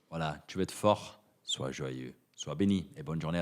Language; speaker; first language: French; native; French